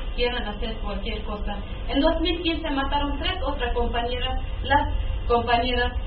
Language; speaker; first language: Spanish; non-native, learner; Kurdish